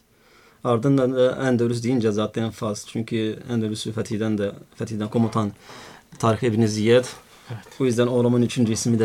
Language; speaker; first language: Turkish; non-native, fluent; Arabic